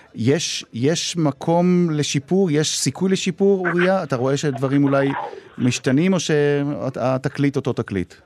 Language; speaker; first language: Hebrew; native; Hebrew